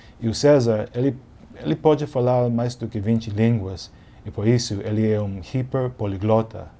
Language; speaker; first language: Portuguese; non-native, learner; English